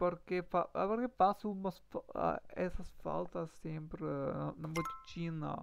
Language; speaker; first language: Portuguese; non-native, learner; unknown